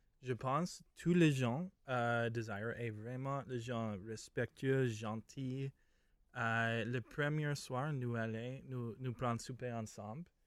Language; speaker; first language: French; non-native, learner; English